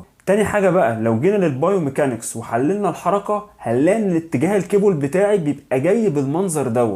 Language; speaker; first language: Arabic; native; Arabic